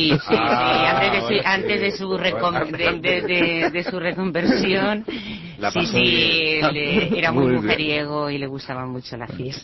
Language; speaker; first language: Spanish; early bilingual, heritage; Spanish